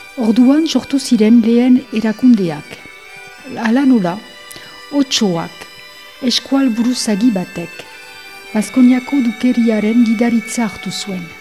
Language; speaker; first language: Basque; non-native, local second language; French